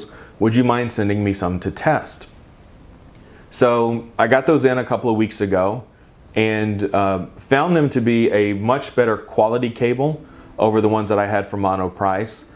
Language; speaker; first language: English; native; English